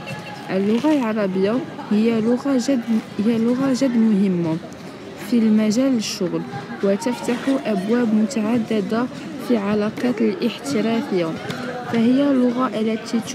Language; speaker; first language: Arabic; non-native, local second language; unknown